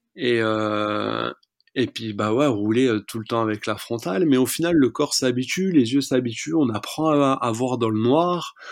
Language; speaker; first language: French; native; French